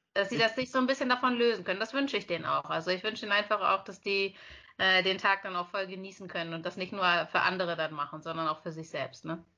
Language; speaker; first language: German; native; German